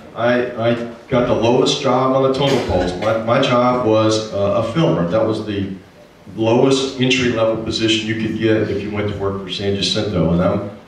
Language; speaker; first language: English; native; English